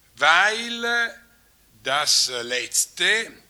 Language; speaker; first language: German; non-native, fluent; Italian